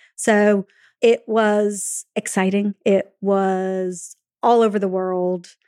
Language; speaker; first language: English; native; English